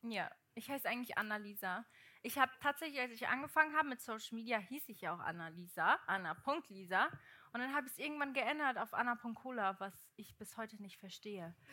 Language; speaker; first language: German; early bilingual, other home language; Portuguese